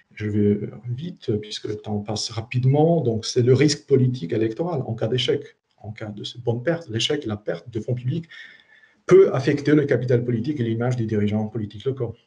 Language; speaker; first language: French; non-native, fluent; Polish